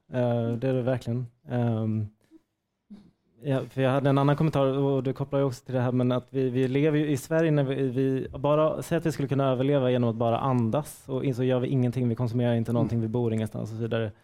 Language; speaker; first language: Swedish; native; Swedish